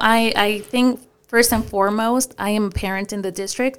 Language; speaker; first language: English; early bilingual, other home language; Spanish